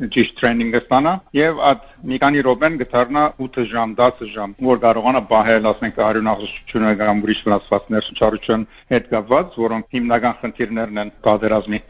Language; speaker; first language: Armenian; early bilingual, heritage; Armenian